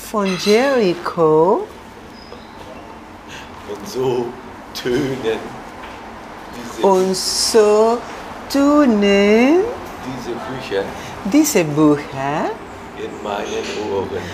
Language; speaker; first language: German; non-native, learner; Spanish